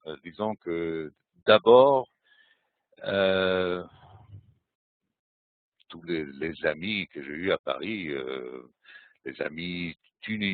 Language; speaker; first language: French; non-native, fluent; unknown